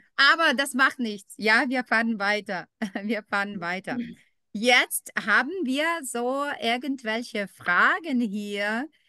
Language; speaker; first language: German; non-native, fluent; Ukrainian